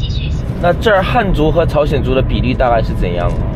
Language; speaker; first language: Chinese; non-native, fluent; Korean